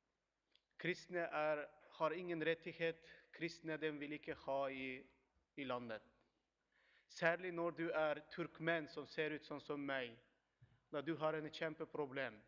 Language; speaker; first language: Swedish; non-native, learner; Turkmen